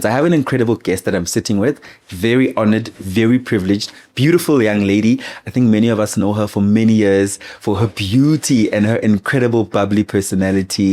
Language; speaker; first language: English; non-native, local second language; Zulu